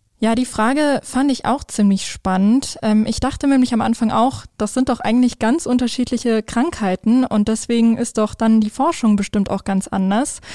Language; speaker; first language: German; native; German